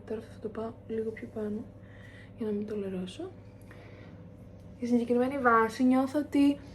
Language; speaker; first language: Greek; native; Greek